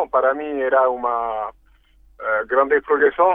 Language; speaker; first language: Portuguese; early bilingual, heritage; French